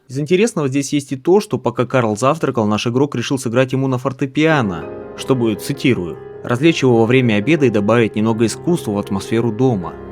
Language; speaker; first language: Russian; native; Russian